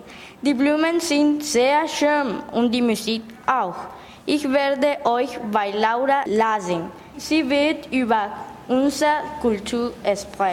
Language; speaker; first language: German; non-native, learner; Spanish